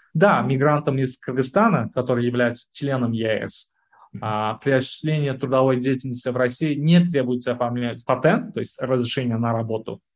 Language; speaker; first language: Russian; non-native, local second language; Uzbek